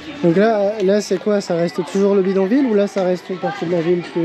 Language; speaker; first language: French; native; French